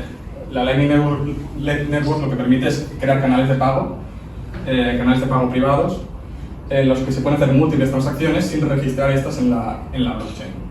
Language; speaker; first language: Spanish; native; Spanish